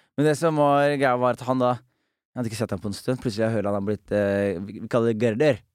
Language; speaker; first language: Norwegian; early bilingual, other home language; Somali